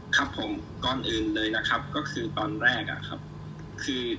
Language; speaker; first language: Thai; non-native, fluent; Khmer